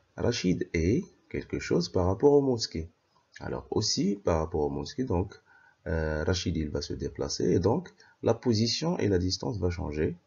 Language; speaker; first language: French; non-native, local second language; Arabic